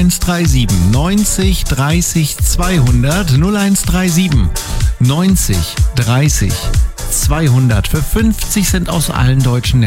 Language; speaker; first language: German; native; German